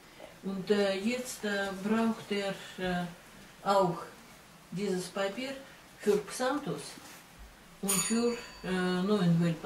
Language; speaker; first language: German; non-native, fluent; Russian